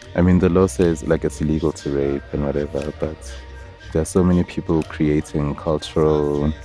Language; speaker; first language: English; non-native, local second language; Zulu